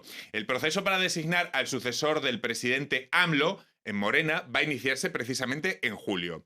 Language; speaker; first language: Spanish; native; Spanish